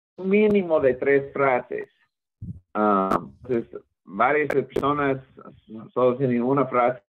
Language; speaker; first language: Spanish; non-native, fluent; English